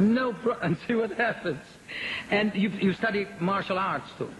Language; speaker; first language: English; non-native, fluent; Portuguese